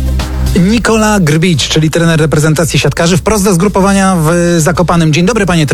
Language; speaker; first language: Polish; native; Polish